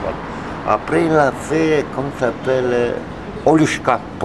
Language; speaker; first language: French; non-native, learner; Russian